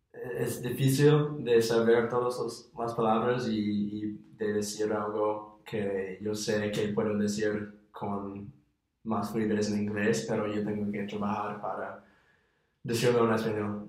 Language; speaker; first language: Spanish; non-native, fluent; English